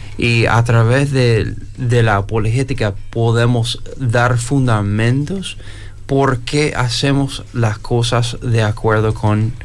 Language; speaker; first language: Spanish; non-native, fluent; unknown